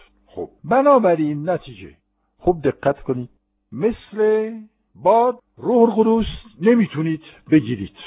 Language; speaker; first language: Persian; non-native, fluent; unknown